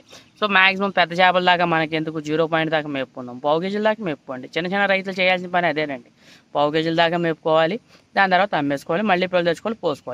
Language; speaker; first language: Telugu; native; Telugu